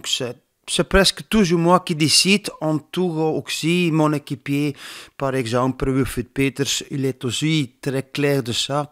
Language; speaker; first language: French; non-native, learner; Dutch